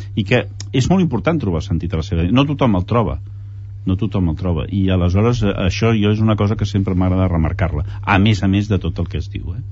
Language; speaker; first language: Catalan; early bilingual, heritage; Catalan